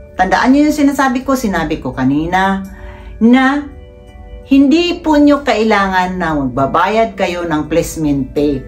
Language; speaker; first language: Filipino; non-native, local second language; Cebuano